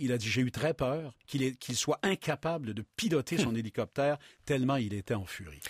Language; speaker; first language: French; native; French